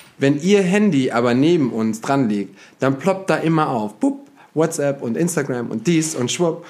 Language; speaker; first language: German; native; German